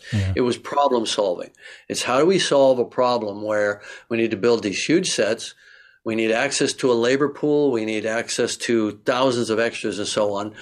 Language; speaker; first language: English; native; English